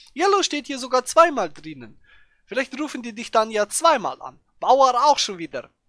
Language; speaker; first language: German; native; German